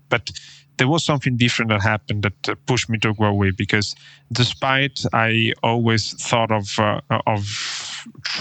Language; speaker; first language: English; non-native, fluent; Italian